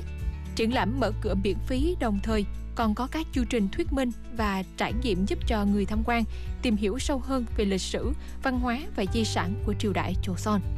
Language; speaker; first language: Vietnamese; native; Vietnamese